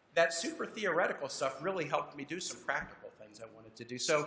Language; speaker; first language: English; native; English